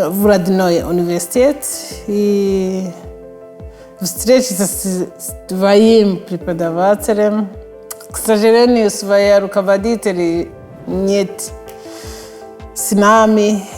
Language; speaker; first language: Russian; non-native, fluent; Kinyarwanda